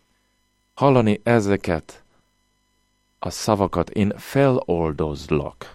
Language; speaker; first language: Hungarian; non-native, fluent; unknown